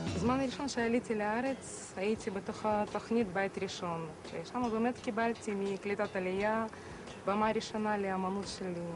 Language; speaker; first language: Hebrew; non-native, fluent; Russian